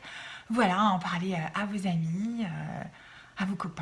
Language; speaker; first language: French; native; French